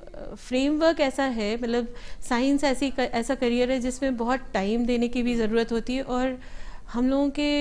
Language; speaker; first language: Hindi; native; Hindi